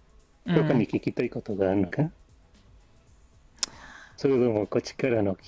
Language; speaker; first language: Japanese; non-native, learner; English